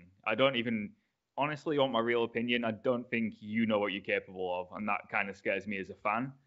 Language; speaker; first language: English; native; English